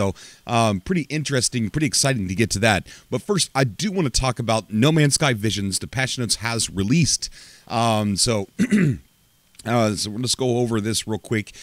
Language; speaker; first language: English; native; English